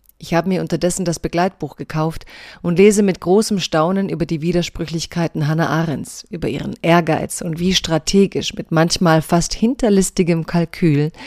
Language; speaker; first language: German; early bilingual, other home language; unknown